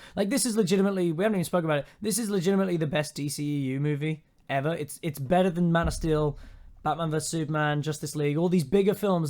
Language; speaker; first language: English; native; English